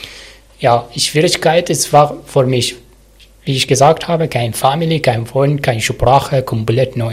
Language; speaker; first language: German; non-native, learner; Arabic